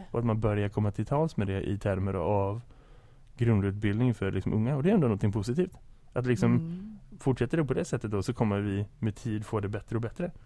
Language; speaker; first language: Swedish; native; Swedish